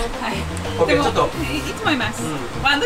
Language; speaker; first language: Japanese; non-native, learner; English